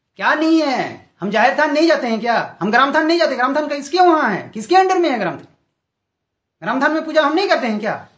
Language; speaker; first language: Hindi; non-native, local second language; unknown